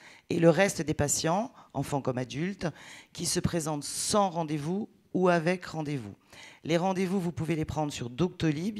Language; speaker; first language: French; native; French